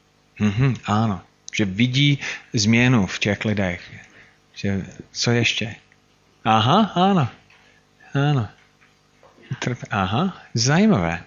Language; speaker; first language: Czech; non-native, fluent; English